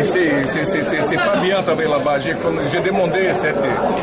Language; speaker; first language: French; non-native, learner; Portuguese